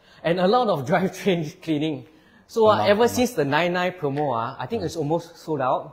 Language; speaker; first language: English; non-native, local second language; Chinese